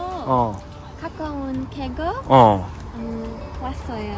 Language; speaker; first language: Korean; non-native, learner; English